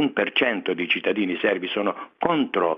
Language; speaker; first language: Italian; non-native, fluent; Serbian